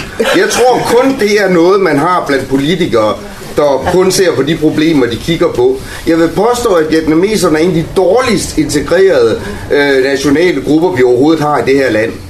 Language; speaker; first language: Danish; native; Danish